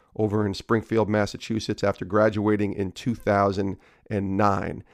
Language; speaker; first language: English; native; English